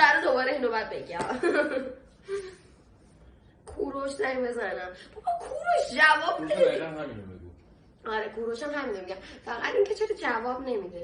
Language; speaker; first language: Persian; native; Persian